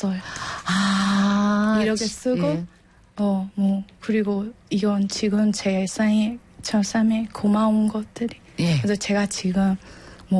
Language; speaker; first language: Korean; non-native, learner; Burmese